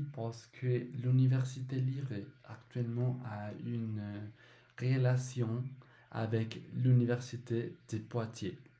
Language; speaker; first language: French; non-native, learner; Spanish